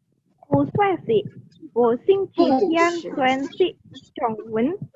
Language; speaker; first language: Chinese; non-native, learner; Indonesian